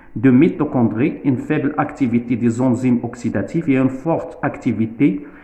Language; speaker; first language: French; non-native, local second language; Arabic